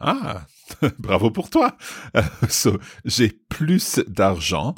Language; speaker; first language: French; non-native, fluent; English